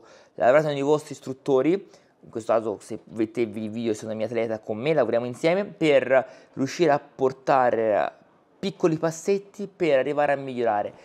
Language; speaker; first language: Italian; native; Italian